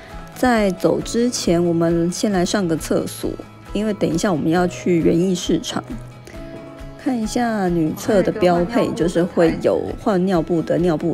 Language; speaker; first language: Chinese; native; Chinese